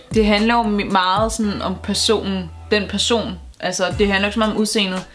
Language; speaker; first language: Danish; native; Danish